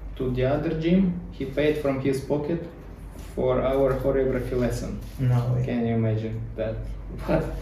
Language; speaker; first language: English; non-native, learner; Ukrainian